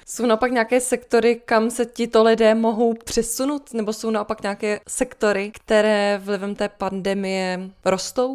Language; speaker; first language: Czech; native; Czech